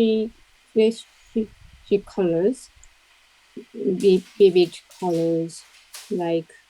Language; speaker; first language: English; non-native, learner; Japanese